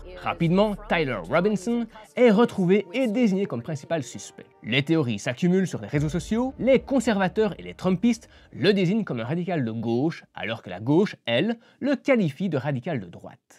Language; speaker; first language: French; native; French